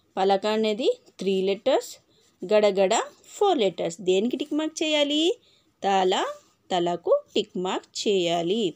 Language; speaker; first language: Telugu; non-native, local second language; Urdu